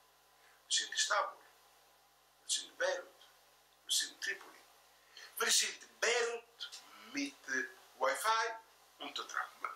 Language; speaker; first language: German; non-native, fluent; Italian